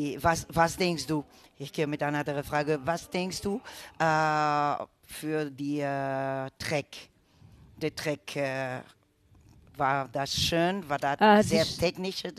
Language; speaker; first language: German; non-native, learner; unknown